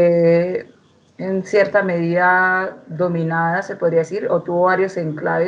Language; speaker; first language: Spanish; native; Spanish